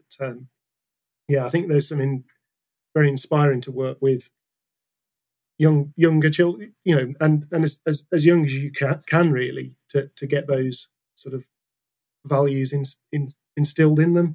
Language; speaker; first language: English; native; English